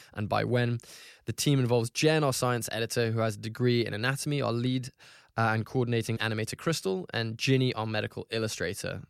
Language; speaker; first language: English; native; English